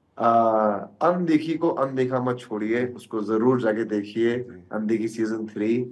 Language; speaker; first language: Hindi; native; Hindi